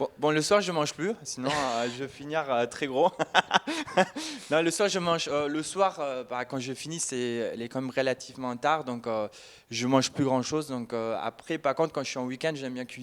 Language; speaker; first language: French; non-native, fluent; German